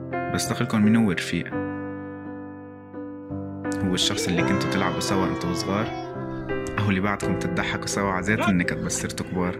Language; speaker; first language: Arabic; native; Arabic